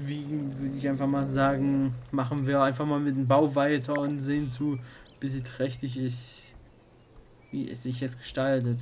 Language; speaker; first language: German; native; German